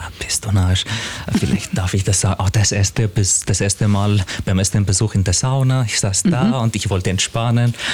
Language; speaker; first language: German; non-native, fluent; Arabic